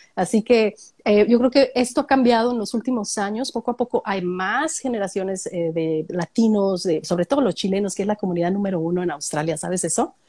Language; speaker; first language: Spanish; native; Spanish